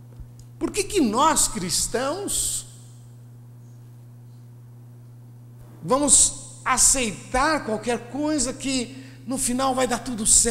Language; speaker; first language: Portuguese; native; Portuguese